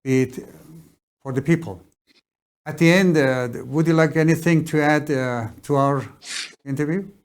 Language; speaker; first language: English; non-native, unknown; Persian